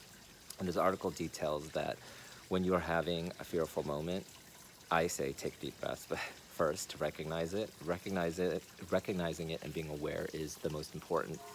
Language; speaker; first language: English; native; English